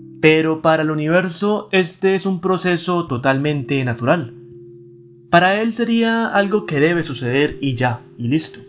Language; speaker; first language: Spanish; native; Spanish